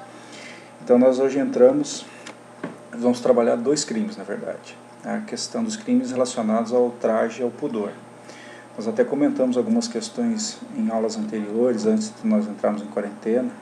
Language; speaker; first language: Portuguese; native; Portuguese